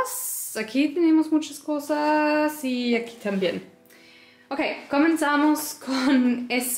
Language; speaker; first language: Spanish; non-native, learner; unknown